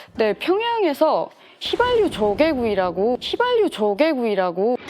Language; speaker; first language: Korean; native; Korean